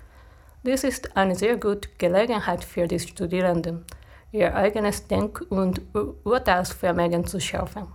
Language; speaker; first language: German; non-native, fluent; Japanese